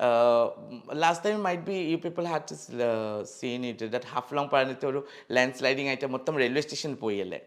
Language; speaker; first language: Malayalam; non-native, local second language; Assamese